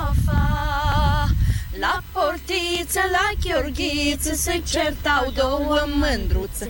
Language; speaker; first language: English; non-native, fluent; Romanian